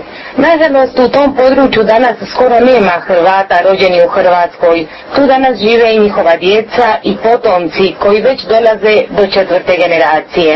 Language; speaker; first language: Croatian; early bilingual, heritage; Croatian